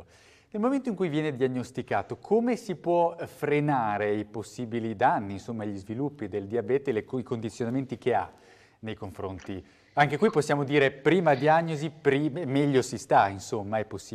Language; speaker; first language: Italian; native; Italian